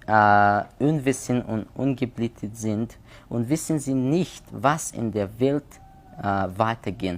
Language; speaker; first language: German; non-native, learner; Persian